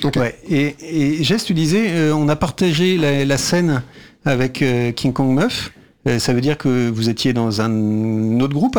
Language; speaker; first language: French; native; French